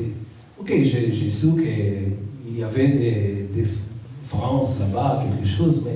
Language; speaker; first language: French; non-native, learner; Hebrew